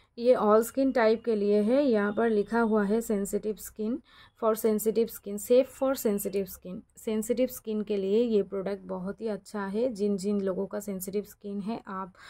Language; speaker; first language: Hindi; non-native, local second language; Bangla